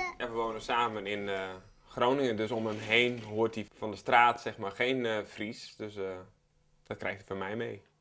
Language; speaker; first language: Dutch; non-native, local second language; Western Frisian